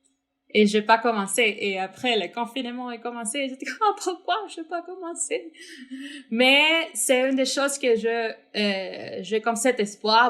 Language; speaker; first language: French; non-native, fluent; Spanish